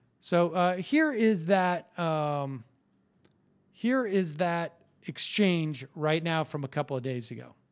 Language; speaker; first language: English; native; English